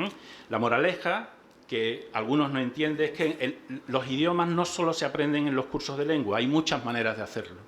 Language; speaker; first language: Spanish; native; Spanish